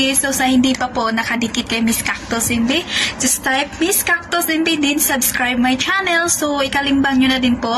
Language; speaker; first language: Filipino; non-native, local second language; Hiligaynon